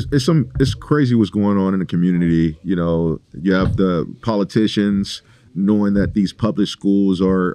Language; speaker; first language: English; native; English